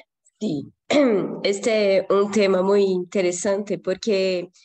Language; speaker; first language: Spanish; non-native, fluent; Portuguese